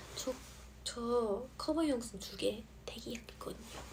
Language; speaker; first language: Korean; non-native, fluent; Vietnamese